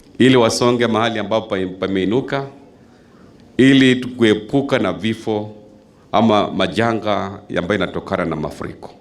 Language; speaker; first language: Swahili; non-native, local second language; Luyia